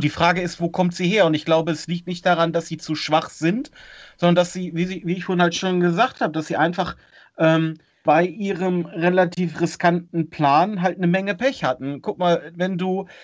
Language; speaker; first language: German; native; German